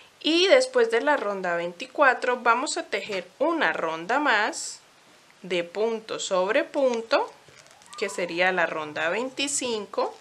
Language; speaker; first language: Spanish; native; Spanish